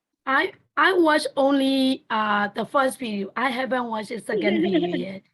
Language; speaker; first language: English; non-native, learner; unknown